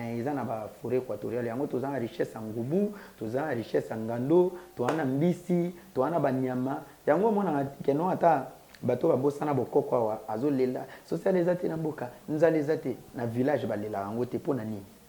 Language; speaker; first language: Lingala; non-native, local second language; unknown